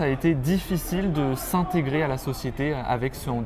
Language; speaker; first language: French; native; French